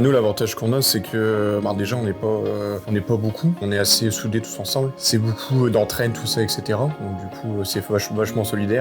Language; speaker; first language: French; native; French